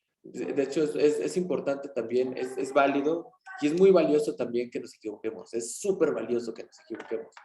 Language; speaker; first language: Spanish; native; Spanish